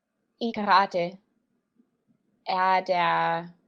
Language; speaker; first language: Danish; non-native, learner; English